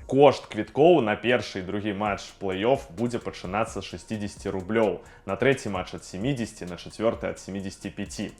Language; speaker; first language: Belarusian; non-native, local second language; Russian